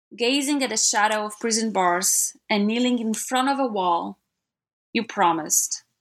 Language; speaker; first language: English; non-native, fluent; Polish